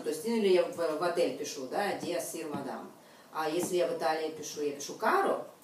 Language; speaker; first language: Russian; native; Russian